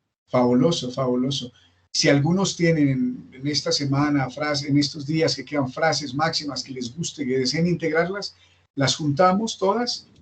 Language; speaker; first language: Spanish; native; Spanish